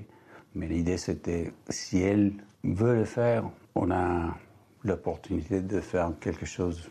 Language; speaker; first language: French; non-native, fluent; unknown